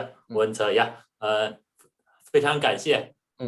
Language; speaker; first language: German; non-native, learner; Chinese